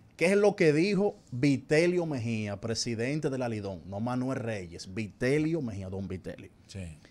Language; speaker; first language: Spanish; native; Spanish